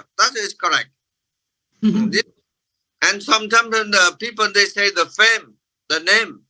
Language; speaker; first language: English; non-native, fluent; Vietnamese